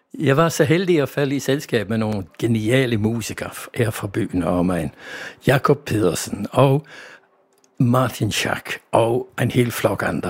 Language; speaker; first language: Danish; non-native, fluent; English